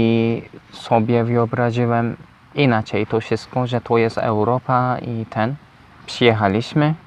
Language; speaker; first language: Polish; non-native, learner; Turkish